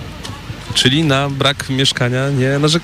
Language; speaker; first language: Polish; native; Polish